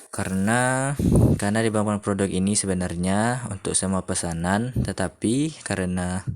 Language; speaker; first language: Indonesian; native; Indonesian